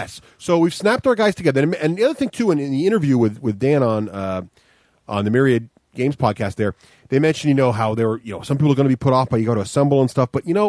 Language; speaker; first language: English; native; English